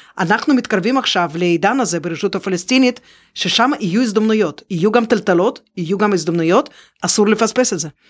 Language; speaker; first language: Hebrew; non-native, fluent; Russian